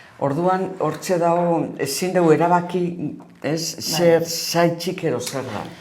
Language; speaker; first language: Basque; native; Basque